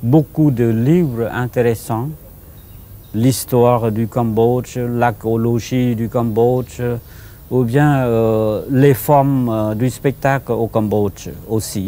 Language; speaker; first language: French; non-native, fluent; Khmer